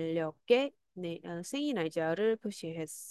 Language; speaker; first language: Korean; non-native, fluent; Chinese